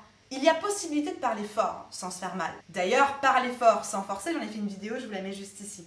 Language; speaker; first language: French; native; French